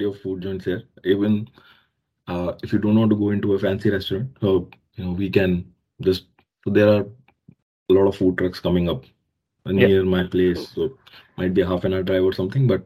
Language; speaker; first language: English; non-native, local second language; Hindi